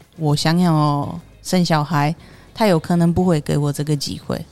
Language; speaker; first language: Chinese; non-native, fluent; Polish